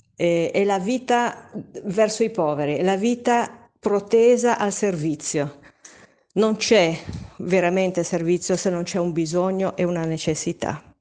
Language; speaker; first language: Italian; native; Italian